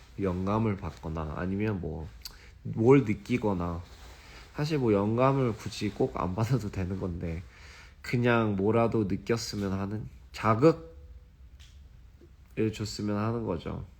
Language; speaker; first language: Korean; early bilingual, heritage; English